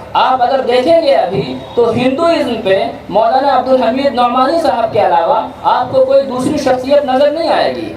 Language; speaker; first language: Urdu; native; Urdu